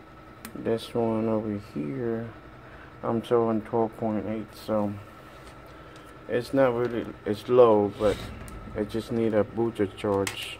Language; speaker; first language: English; non-native, fluent; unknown